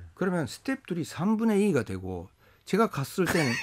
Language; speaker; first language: Korean; non-native, fluent; Japanese